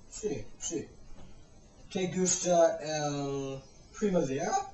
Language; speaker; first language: Spanish; non-native, learner; English